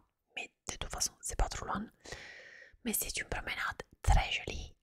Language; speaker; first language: French; non-native, fluent; Italian